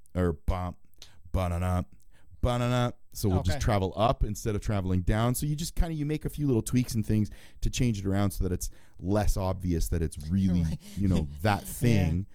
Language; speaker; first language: English; native; English